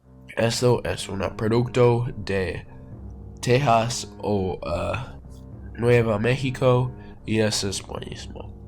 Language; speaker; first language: Spanish; non-native, learner; English